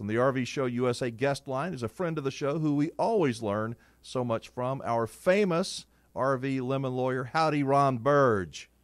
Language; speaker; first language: English; native; English